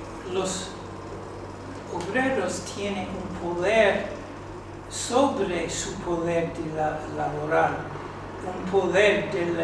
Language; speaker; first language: Spanish; non-native, fluent; English